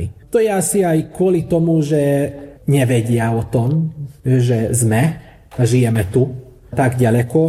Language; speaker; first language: Slovak; early bilingual, heritage; Slovak